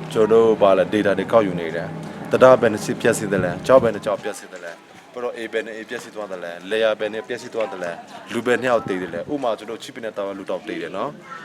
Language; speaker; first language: Burmese; non-native, local second language; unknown